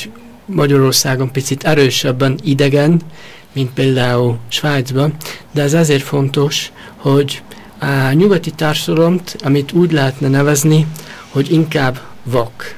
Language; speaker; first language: Hungarian; early bilingual, heritage; Hungarian